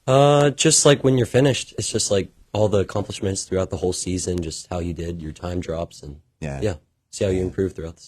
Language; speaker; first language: English; native; English